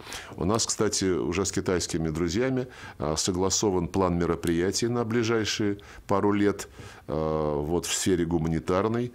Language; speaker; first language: Russian; native; Russian